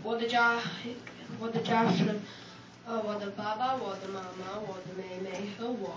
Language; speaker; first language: Chinese; non-native, learner; English